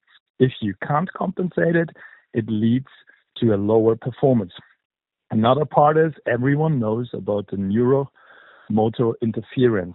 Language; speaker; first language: English; non-native, fluent; German